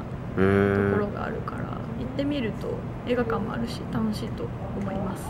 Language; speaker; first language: Japanese; native; Japanese